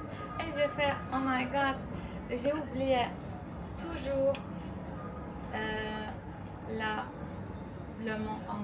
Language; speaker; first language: French; non-native, fluent; Turkish